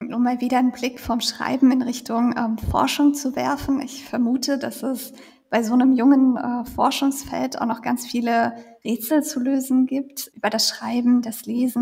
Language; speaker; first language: German; native; German